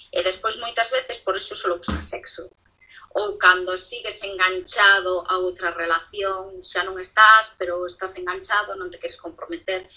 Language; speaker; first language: Galician; non-native, local second language; Spanish